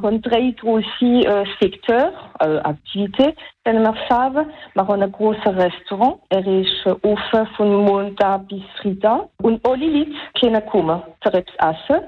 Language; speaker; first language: German; non-native, local second language; French